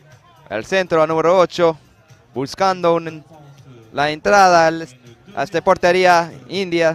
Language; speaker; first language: Spanish; non-native, fluent; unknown